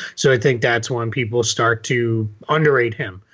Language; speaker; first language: English; native; English